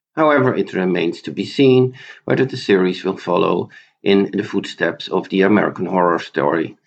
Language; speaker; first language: English; non-native, fluent; Dutch